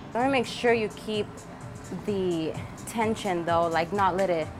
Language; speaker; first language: English; early bilingual, other home language; Spanish